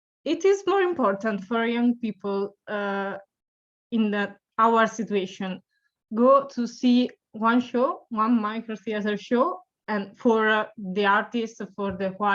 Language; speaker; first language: English; non-native, learner; Italian